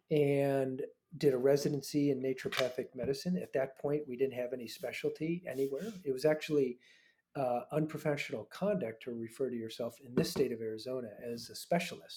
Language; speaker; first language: English; native; English